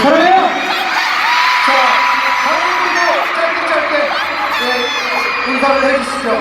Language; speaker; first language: Korean; native; Korean